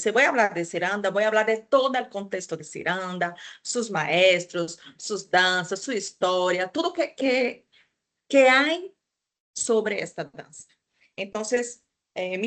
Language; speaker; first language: Spanish; non-native, fluent; Portuguese